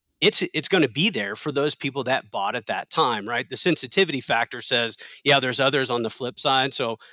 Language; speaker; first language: English; native; English